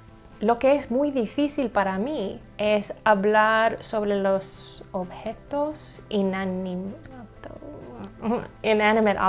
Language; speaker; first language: Spanish; non-native, learner; English